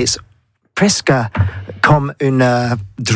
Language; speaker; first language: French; non-native, learner; English